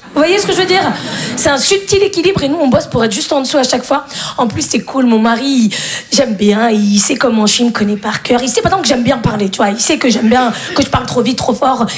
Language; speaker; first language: French; native; French